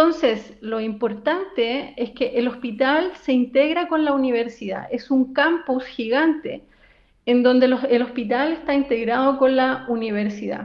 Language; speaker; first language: Spanish; native; Spanish